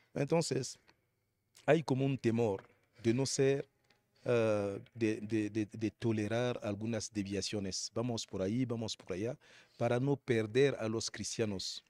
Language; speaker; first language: Spanish; non-native, fluent; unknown